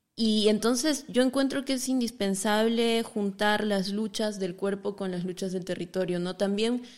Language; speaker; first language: Spanish; native; Spanish